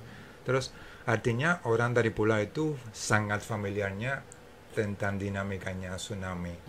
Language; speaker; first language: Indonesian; non-native, fluent; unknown